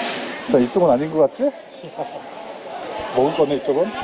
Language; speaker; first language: Korean; native; Korean